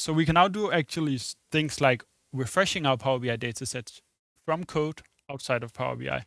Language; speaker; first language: English; non-native, fluent; Danish